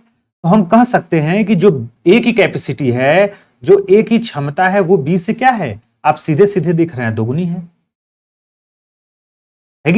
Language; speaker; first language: Hindi; native; Hindi